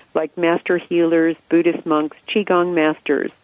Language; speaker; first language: English; native; English